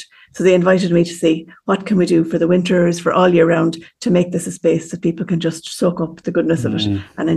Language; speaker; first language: English; native; English